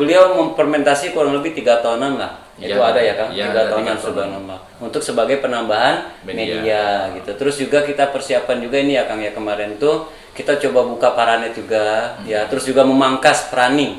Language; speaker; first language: Indonesian; native; Indonesian